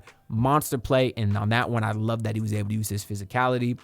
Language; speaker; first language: English; native; English